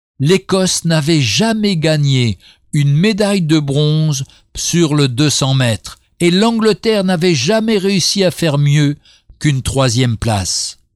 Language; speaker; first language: French; native; French